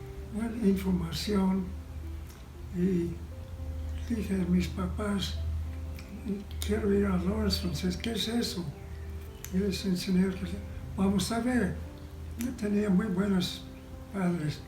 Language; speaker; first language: Spanish; non-native, fluent; English